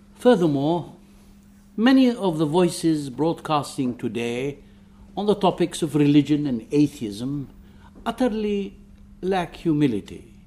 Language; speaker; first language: English; non-native, fluent; Arabic